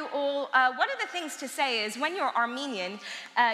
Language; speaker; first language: English; early bilingual, other home language; Armenian